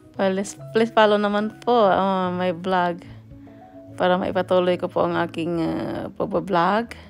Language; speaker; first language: Filipino; non-native, local second language; Cebuano